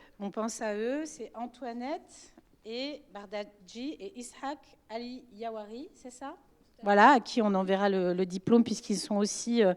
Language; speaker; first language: French; native; French